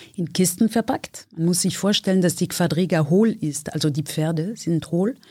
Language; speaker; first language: German; non-native, fluent; French